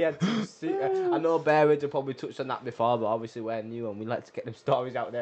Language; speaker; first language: English; native; English